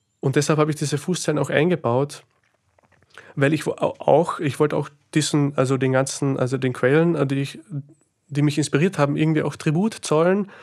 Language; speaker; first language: German; native; German